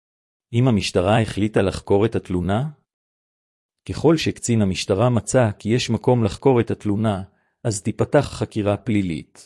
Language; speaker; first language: Hebrew; native; Hebrew